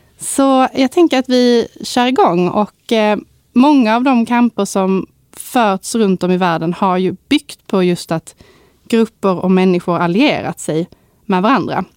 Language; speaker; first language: Swedish; native; Swedish